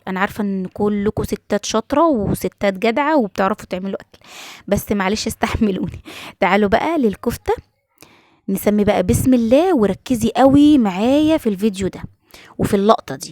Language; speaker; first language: Arabic; native; Arabic